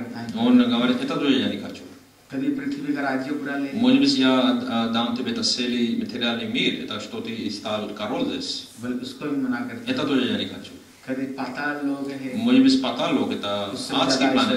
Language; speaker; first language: Russian; non-native, learner; Hindi